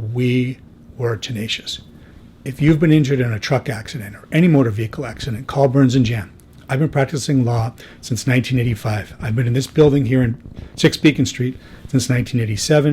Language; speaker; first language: English; native; English